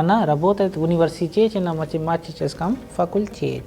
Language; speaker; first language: Russian; non-native, fluent; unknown